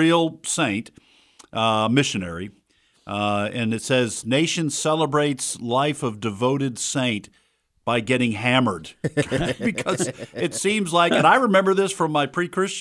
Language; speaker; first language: English; native; English